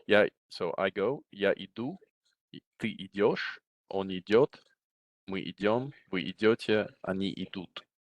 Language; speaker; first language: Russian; non-native, fluent; English